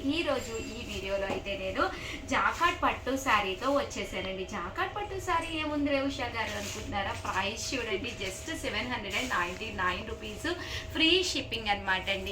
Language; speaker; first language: Telugu; native; Telugu